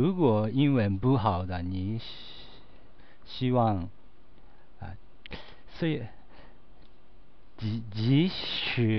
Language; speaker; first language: Chinese; non-native, learner; Japanese